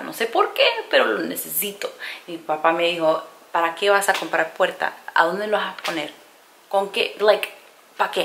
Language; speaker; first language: Spanish; early bilingual, heritage; Spanish